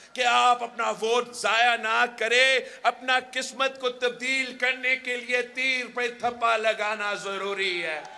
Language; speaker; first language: Urdu; early bilingual, heritage; Urdu